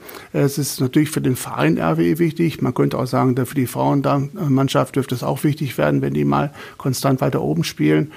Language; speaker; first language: German; native; German